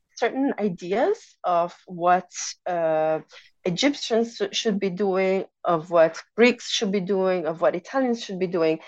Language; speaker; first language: English; non-native, fluent; Italian